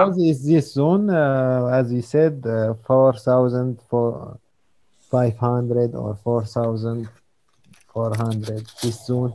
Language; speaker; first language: English; non-native, learner; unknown